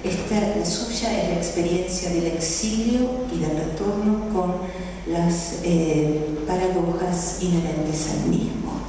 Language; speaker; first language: Spanish; native; Spanish